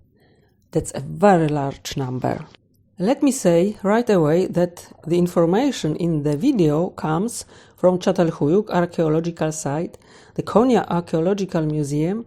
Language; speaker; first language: English; non-native, fluent; Polish